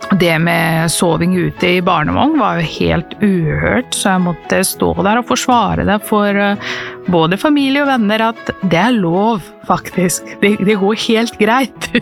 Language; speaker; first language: Norwegian; non-native, fluent; Serbian